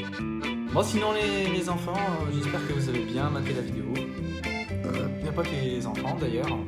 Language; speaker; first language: French; native; French